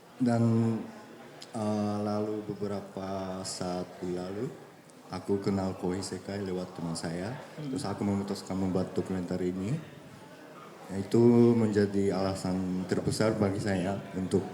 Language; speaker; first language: Indonesian; early bilingual, heritage; Japanese